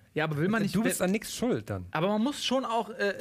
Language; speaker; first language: German; native; German